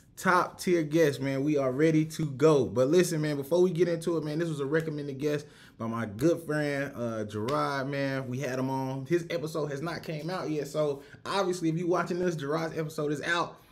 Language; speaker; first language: English; native; English